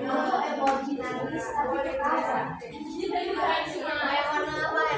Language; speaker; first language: Indonesian; native; Indonesian